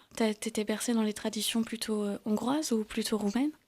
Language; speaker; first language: French; native; French